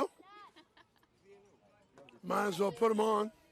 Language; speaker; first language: English; native; English